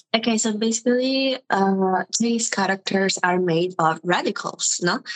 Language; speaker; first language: English; non-native, fluent; Italian